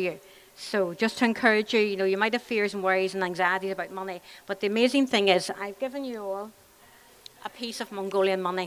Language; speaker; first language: English; native; English